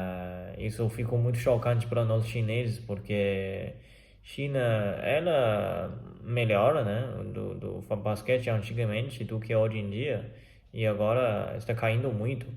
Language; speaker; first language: Portuguese; non-native, learner; Chinese